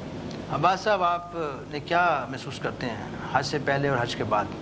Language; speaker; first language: Urdu; native; Urdu